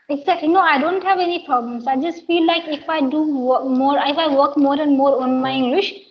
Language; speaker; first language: English; non-native, local second language; Hindi